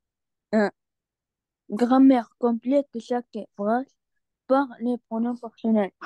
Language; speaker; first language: French; non-native, learner; Arabic